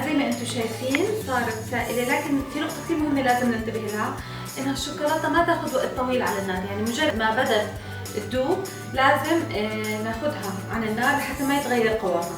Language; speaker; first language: Arabic; native; Arabic